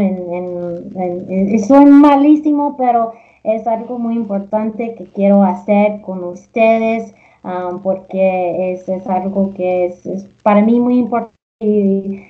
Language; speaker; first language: Spanish; early bilingual, heritage; Spanish